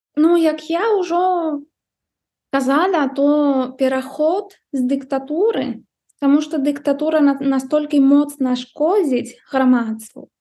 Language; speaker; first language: Belarusian; non-native, fluent; Spanish